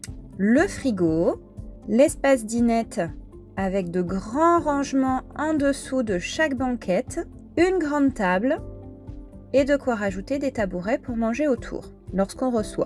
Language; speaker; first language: French; native; French